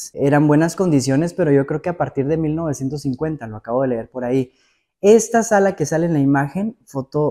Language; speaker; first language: Spanish; native; Spanish